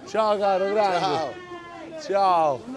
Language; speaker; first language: Italian; native; Italian